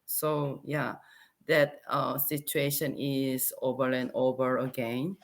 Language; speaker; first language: English; non-native, learner; Korean